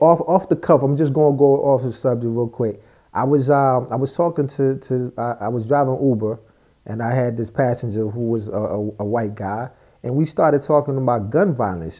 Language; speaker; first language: English; native; English